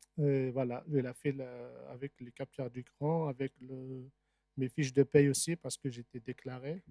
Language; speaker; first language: French; non-native, local second language; Arabic